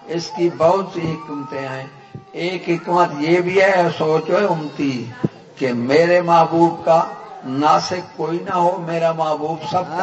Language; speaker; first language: Urdu; non-native, local second language; Punjabi